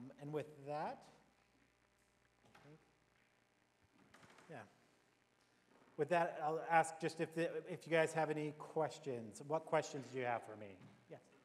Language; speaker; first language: English; native; English